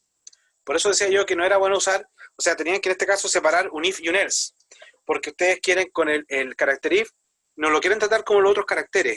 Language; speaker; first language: Spanish; native; Spanish